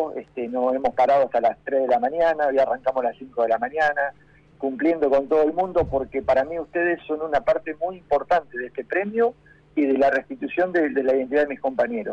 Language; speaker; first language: Spanish; native; Spanish